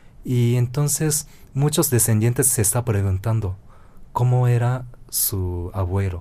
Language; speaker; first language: Spanish; non-native, fluent; Japanese